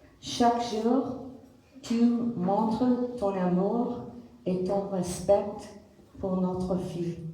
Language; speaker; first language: French; non-native, learner; English